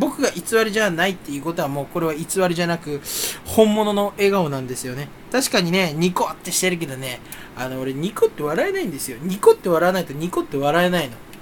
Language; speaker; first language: Japanese; native; Japanese